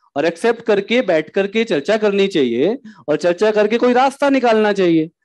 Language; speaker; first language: Hindi; native; Hindi